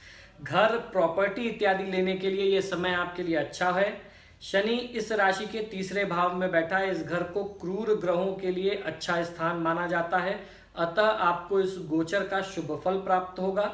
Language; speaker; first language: Hindi; native; Hindi